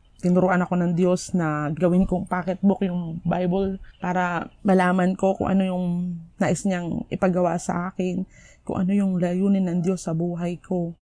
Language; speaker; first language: Filipino; native; Filipino